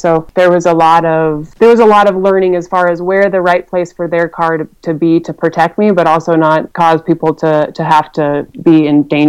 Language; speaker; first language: English; native; English